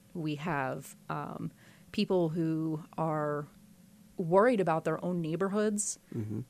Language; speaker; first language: English; native; English